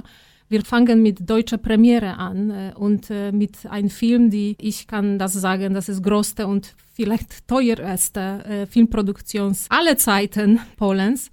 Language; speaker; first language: German; non-native, fluent; Polish